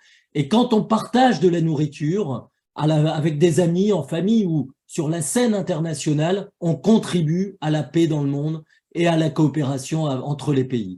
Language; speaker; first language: French; native; French